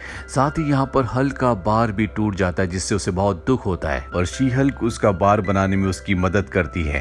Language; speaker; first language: Hindi; native; Hindi